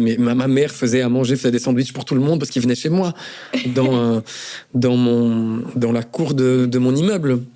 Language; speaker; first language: French; non-native, fluent; Portuguese